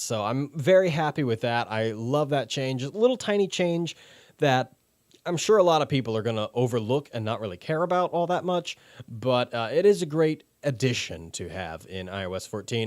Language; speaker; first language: English; native; English